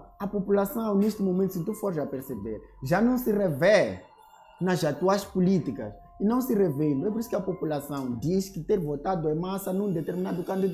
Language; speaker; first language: Portuguese; native; Portuguese